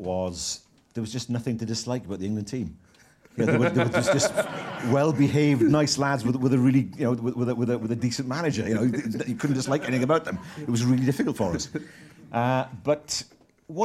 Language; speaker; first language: English; native; English